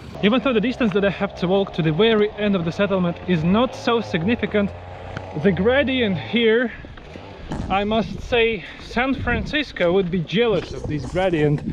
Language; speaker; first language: English; non-native, fluent; Russian